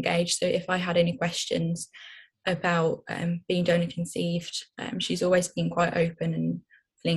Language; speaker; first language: English; native; English